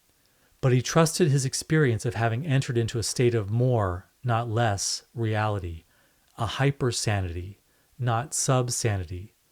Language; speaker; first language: English; native; English